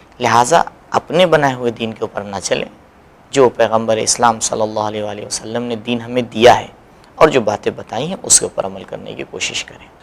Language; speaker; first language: Urdu; native; Urdu